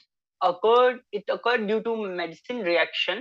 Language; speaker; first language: English; non-native, local second language; Hindi